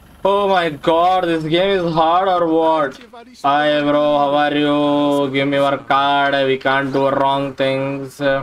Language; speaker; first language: English; non-native, local second language; Kannada